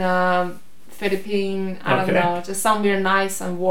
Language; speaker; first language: English; non-native, fluent; Chinese